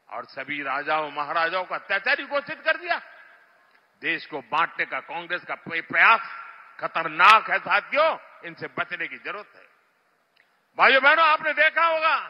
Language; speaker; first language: Hindi; non-native, local second language; Gujarati